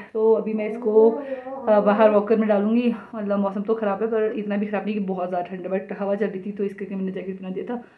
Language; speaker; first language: Hindi; non-native, local second language; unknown